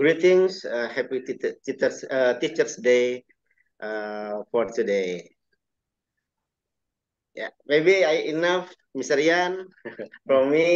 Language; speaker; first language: English; non-native, learner; Indonesian